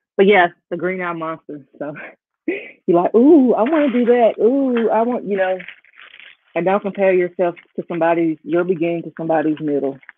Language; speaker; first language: English; native; English